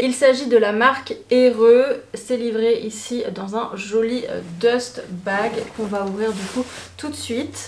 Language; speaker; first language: French; native; French